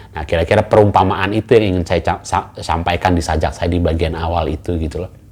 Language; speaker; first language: Indonesian; non-native, local second language; Banjar